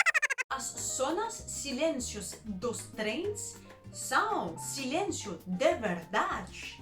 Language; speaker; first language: Portuguese; non-native, learner; Danish